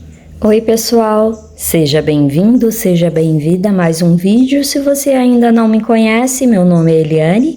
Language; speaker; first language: Portuguese; native; Portuguese